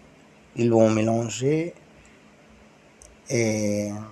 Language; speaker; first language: French; non-native, learner; Tamil